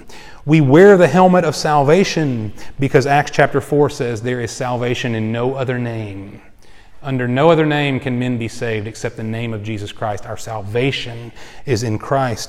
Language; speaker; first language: English; native; English